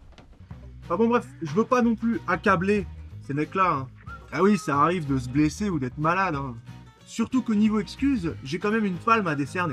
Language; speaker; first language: French; native; French